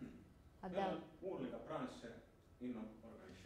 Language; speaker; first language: Swedish; non-native, local second language; Finnish